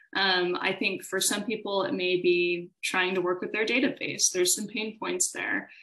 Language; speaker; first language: English; native; English